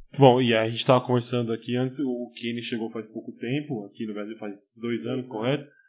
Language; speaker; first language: Portuguese; native; Portuguese